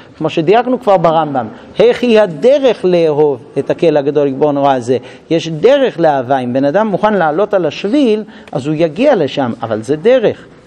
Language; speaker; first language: Hebrew; non-native, fluent; English